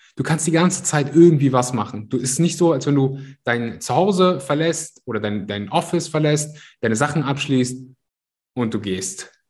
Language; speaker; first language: German; early bilingual, other home language; Russian